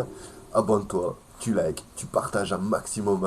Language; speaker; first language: French; native; French